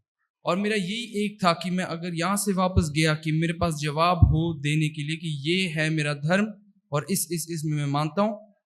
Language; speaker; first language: Hindi; early bilingual, heritage; Hindi